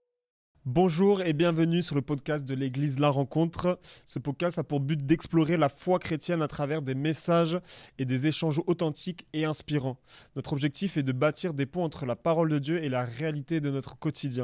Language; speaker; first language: French; native; French